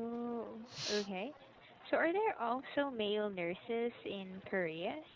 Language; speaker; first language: English; non-native, local second language; Filipino